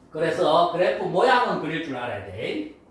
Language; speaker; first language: Korean; native; Korean